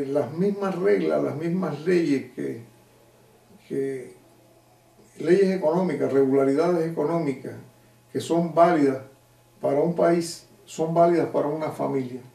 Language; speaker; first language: Spanish; native; Spanish